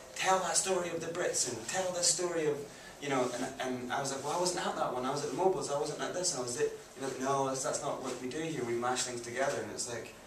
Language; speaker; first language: English; native; English